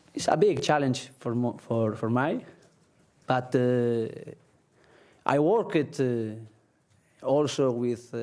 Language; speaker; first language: English; non-native, learner; Spanish